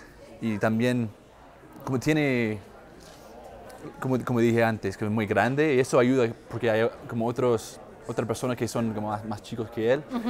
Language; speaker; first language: Spanish; non-native, fluent; English